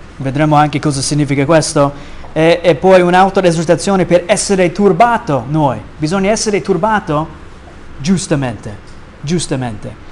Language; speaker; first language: Italian; non-native, fluent; English